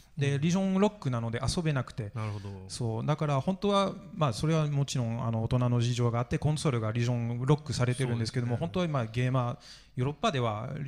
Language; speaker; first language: Japanese; non-native, fluent; French